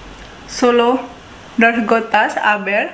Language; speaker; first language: Spanish; non-native, learner; Indonesian